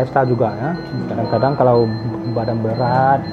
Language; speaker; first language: Malay; native; Malay